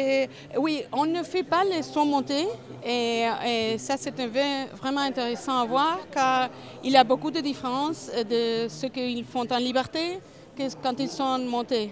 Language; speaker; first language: French; non-native, learner; Spanish